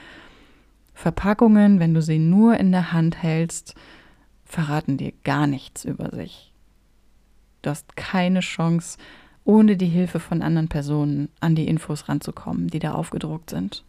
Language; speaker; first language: German; native; German